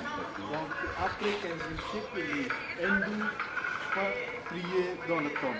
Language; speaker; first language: French; non-native, learner; Hindi